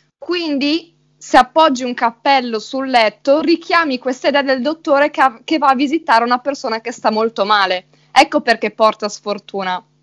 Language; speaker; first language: Italian; native; Italian